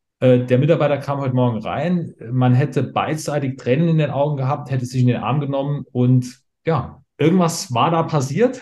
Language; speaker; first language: German; native; German